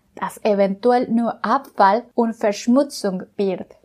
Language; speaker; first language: German; non-native, learner; Spanish